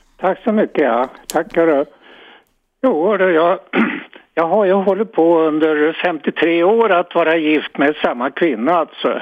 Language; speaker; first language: Swedish; native; Swedish